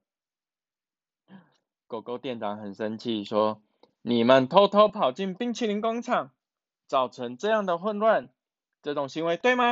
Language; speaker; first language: Chinese; native; Chinese